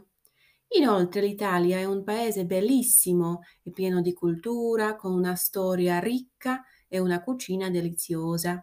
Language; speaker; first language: Italian; non-native, fluent; Slovak